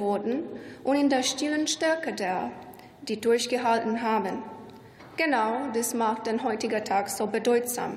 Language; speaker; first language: German; non-native, fluent; Romanian